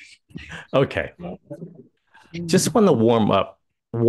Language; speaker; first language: English; non-native, fluent; Vietnamese